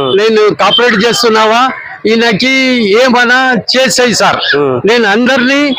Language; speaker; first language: Telugu; non-native, local second language; Urdu